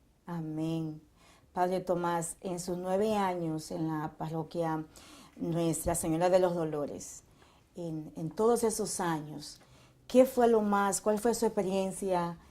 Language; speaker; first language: Spanish; native; Spanish